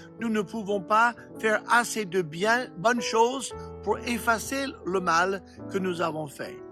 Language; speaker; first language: French; non-native, fluent; English